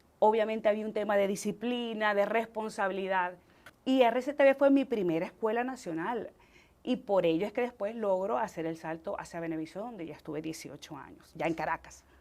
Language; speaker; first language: Spanish; native; Spanish